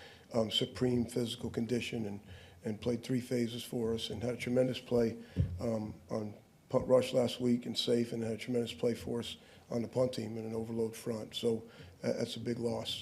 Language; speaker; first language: English; native; English